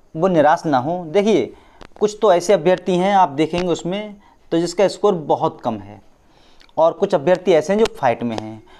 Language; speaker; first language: Hindi; native; Hindi